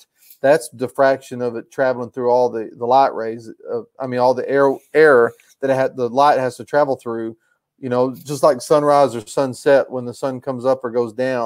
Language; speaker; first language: English; native; English